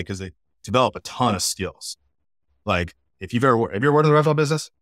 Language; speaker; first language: English; native; English